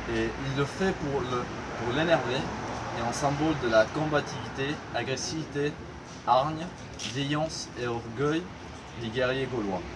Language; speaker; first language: French; non-native, learner; Spanish